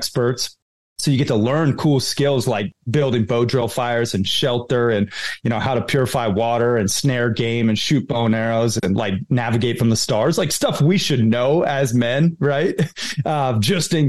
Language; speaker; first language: English; native; English